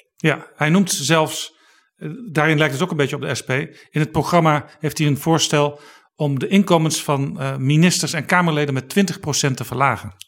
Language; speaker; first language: Dutch; native; Dutch